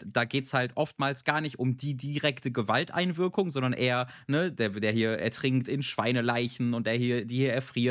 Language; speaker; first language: German; native; German